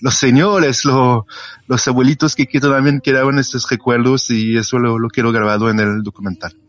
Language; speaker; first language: Spanish; non-native, learner; French